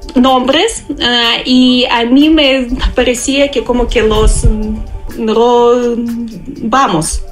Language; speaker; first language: Spanish; non-native, learner; Russian